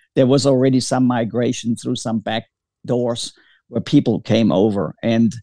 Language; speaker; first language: English; early bilingual, other home language; German